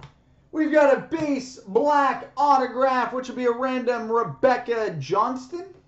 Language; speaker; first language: English; native; English